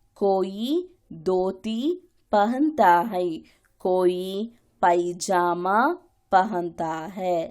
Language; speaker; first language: Hindi; non-native, local second language; Kannada